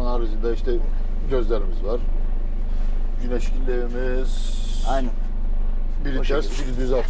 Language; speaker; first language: Turkish; native; Turkish